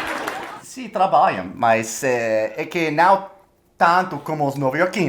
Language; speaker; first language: Portuguese; non-native, fluent; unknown